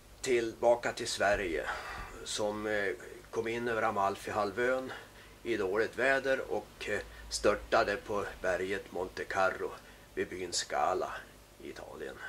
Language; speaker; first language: Swedish; native; Swedish